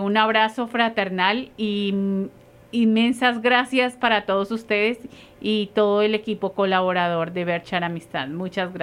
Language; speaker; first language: Spanish; native; Spanish